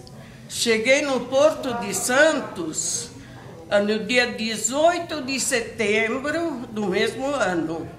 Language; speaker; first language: Portuguese; non-native, fluent; Italian